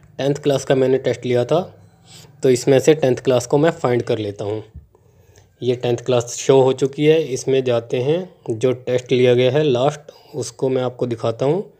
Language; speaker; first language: Hindi; non-native, local second language; Punjabi